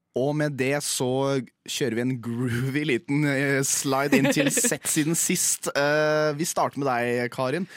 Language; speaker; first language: Norwegian; non-native, fluent; English